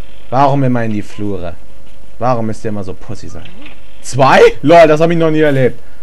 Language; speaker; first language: German; native; German